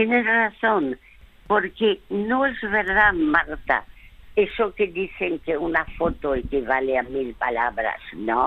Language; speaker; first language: Spanish; early bilingual, other home language; French